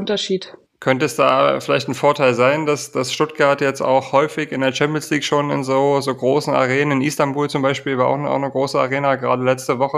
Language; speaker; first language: German; native; German